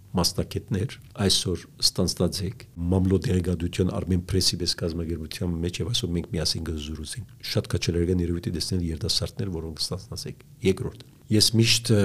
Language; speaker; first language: Armenian; early bilingual, heritage; Armenian